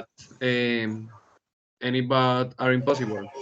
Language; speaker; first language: English; non-native, learner; Spanish